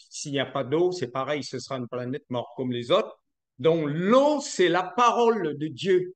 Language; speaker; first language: French; non-native, fluent; Vietnamese